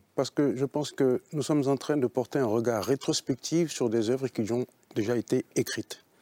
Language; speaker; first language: French; native; French